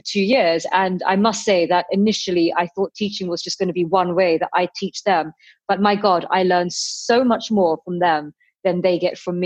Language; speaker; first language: English; native; English